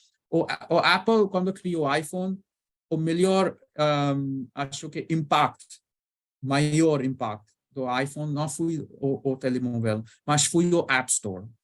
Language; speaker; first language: Portuguese; non-native, learner; Bangla